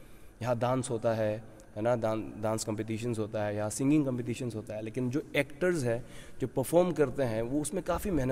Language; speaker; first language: Hindi; non-native, local second language; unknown